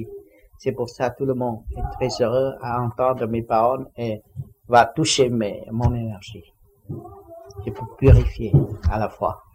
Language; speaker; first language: French; non-native, learner; Vietnamese